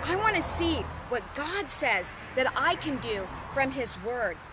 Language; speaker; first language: English; native; English